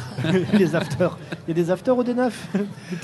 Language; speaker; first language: French; native; French